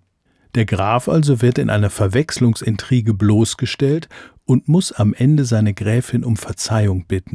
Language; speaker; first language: German; native; German